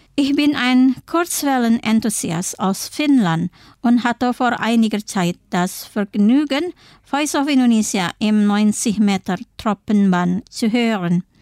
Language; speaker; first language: German; non-native, fluent; Indonesian